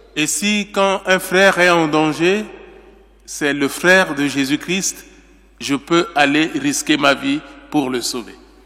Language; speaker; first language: French; non-native, local second language; Sango